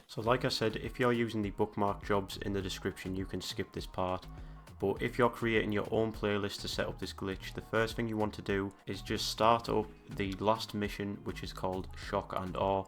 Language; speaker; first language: English; native; English